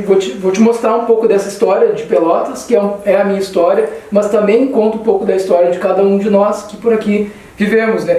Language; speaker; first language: Portuguese; native; Portuguese